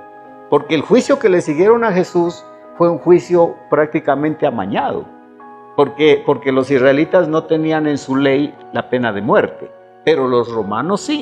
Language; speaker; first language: Spanish; native; Spanish